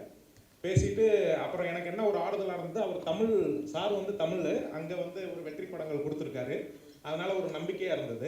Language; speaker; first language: Tamil; native; Tamil